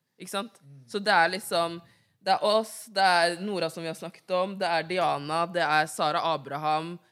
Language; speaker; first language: Norwegian; early bilingual, other home language; Wolof